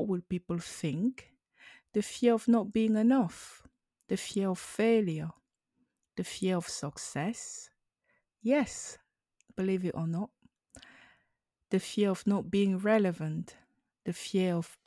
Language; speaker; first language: English; non-native, local second language; French